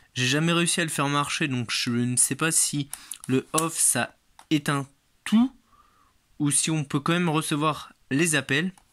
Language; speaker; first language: French; native; French